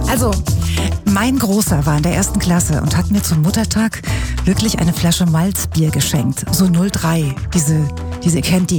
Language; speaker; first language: German; native; German